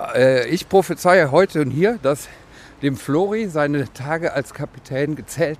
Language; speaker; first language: German; native; German